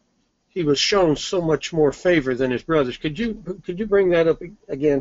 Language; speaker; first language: English; native; English